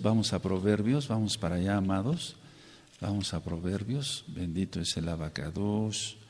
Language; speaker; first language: Spanish; native; Spanish